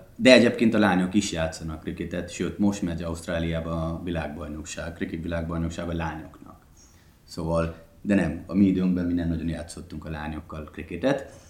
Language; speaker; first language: Hungarian; non-native, fluent; Hindi